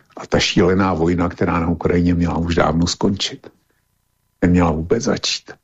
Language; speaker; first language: Czech; native; Czech